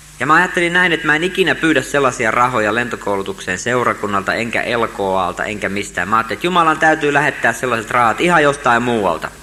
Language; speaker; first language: Finnish; native; Finnish